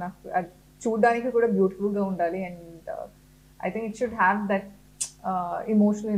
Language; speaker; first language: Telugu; non-native, local second language; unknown